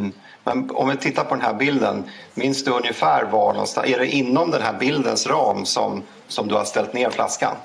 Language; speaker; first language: Swedish; native; Swedish